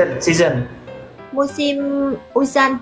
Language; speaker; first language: Indonesian; non-native, learner; Vietnamese